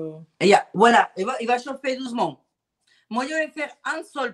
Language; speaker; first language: French; non-native, fluent; Spanish